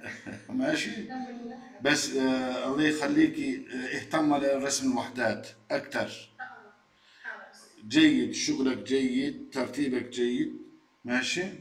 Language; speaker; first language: Arabic; non-native, fluent; Turkish